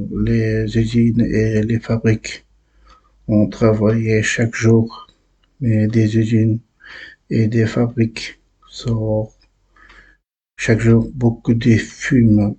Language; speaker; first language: French; non-native, learner; Uzbek